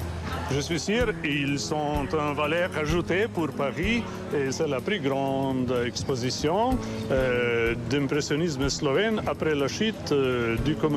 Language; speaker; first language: French; non-native, fluent; Slovenian